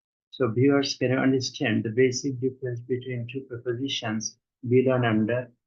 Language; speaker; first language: English; non-native, local second language; Bangla